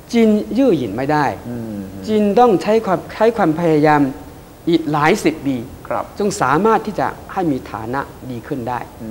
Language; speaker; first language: Thai; non-native, fluent; Chinese